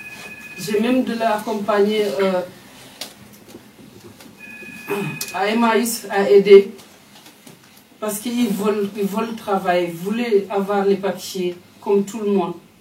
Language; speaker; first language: French; non-native, fluent; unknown